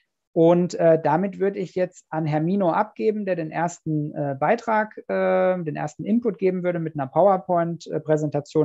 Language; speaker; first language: German; native; German